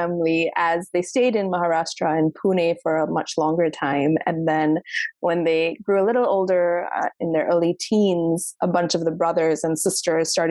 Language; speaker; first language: English; non-native, local second language; Sindhi